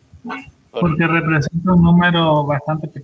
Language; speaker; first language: Spanish; native; Spanish